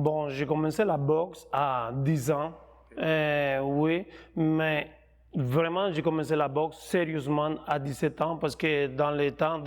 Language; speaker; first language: French; non-native, fluent; Spanish